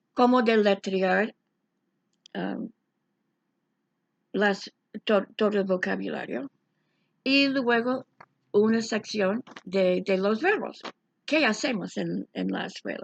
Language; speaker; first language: Spanish; non-native, fluent; English